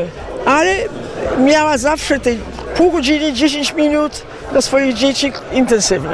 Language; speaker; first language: Polish; early bilingual, heritage; Italian